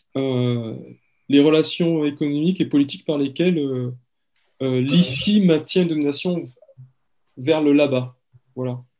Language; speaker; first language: French; native; French